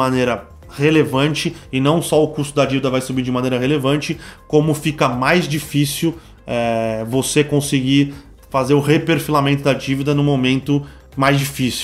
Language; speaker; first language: Portuguese; native; Portuguese